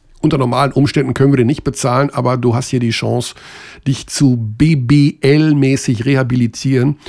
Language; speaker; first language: German; native; German